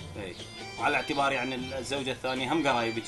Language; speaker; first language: Arabic; native; Arabic